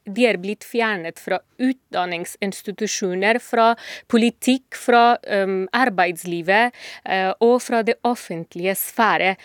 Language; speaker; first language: Norwegian; non-native, fluent; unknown